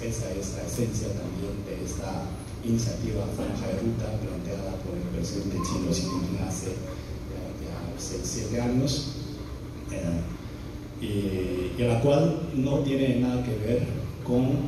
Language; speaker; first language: Spanish; non-native, fluent; Chinese